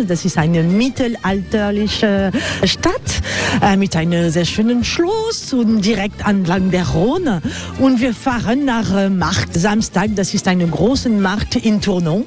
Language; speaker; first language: German; non-native, learner; French